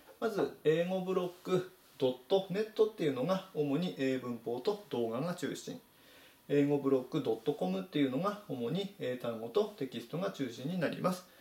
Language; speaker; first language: Japanese; native; Japanese